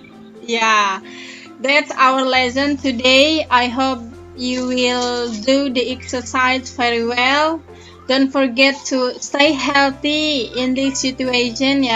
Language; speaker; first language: English; non-native, learner; Indonesian